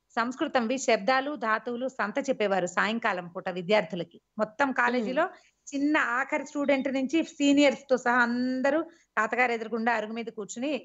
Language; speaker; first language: Telugu; native; Telugu